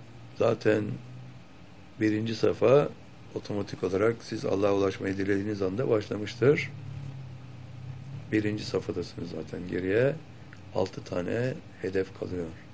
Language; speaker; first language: Turkish; native; Turkish